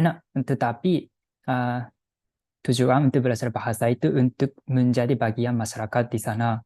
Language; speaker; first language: Indonesian; non-native, fluent; Japanese